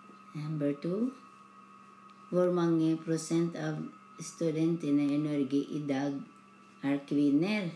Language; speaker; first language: Norwegian; non-native, learner; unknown